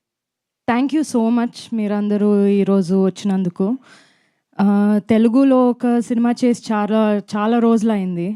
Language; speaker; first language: Telugu; non-native, fluent; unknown